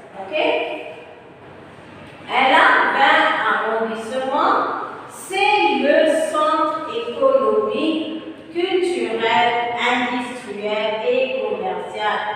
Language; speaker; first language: French; non-native, fluent; Tamil